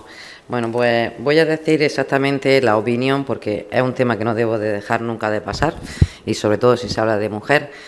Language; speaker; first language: Spanish; native; Spanish